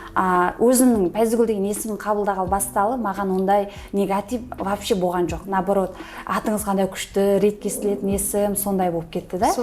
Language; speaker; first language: Kazakh; early bilingual, heritage; Kazakh